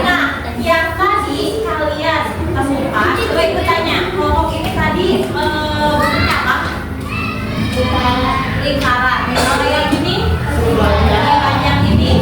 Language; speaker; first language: Indonesian; native; Indonesian